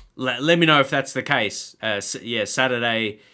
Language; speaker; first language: English; native; English